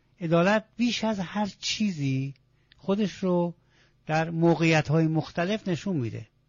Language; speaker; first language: Persian; non-native, local second language; Azerbaijani